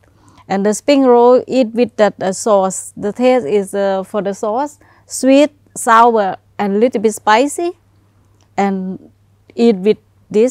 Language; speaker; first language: English; non-native, learner; Thai